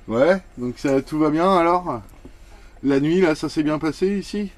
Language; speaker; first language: French; native; French